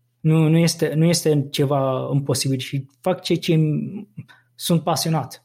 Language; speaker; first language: Romanian; non-native, fluent; Arabic